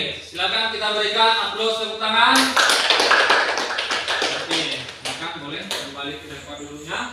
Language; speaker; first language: Indonesian; native; Indonesian